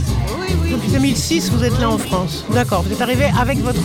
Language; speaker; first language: French; native; French